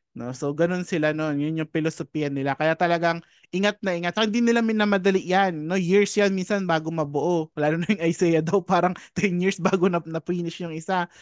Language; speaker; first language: Filipino; native; Filipino